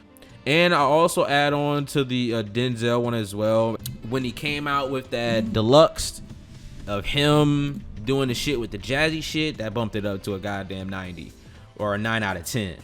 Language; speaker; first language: English; native; English